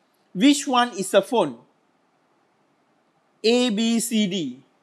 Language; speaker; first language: English; non-native, local second language; Malay